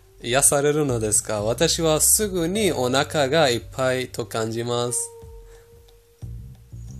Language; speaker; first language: Japanese; non-native, fluent; Persian